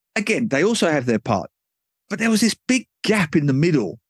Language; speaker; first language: English; native; English